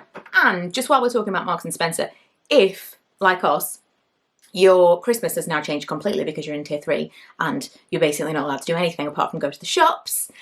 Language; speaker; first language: English; native; English